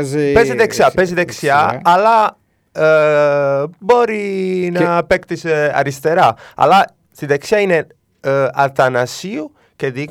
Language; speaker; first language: Greek; non-native, learner; Italian